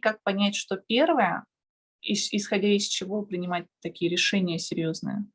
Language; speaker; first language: Russian; native; Russian